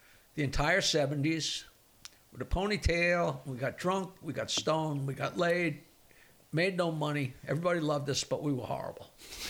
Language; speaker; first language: English; native; English